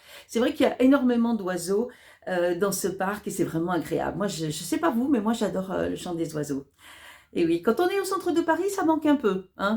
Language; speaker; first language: French; native; French